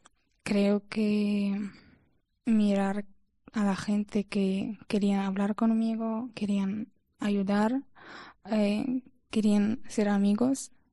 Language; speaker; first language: Spanish; non-native, learner; Ukrainian